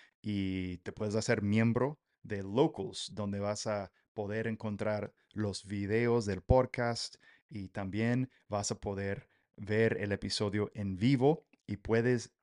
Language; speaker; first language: Spanish; non-native, fluent; English